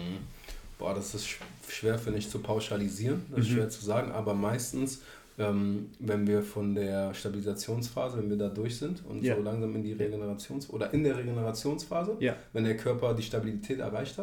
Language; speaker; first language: German; native; German